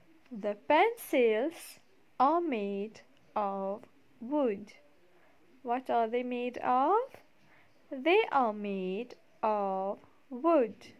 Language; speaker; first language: English; non-native, local second language; Morisyen